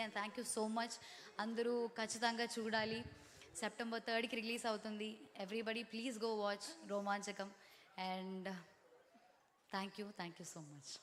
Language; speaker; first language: Telugu; non-native, learner; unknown